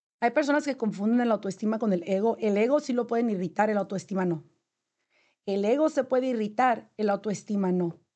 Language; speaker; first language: Spanish; native; Spanish